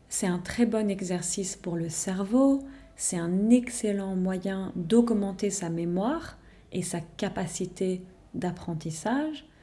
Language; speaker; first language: French; native; French